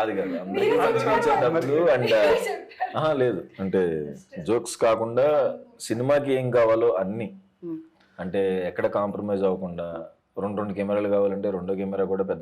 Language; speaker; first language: Telugu; native; Telugu